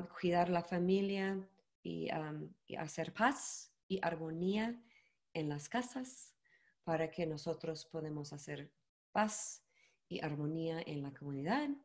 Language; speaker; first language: Spanish; non-native, learner; English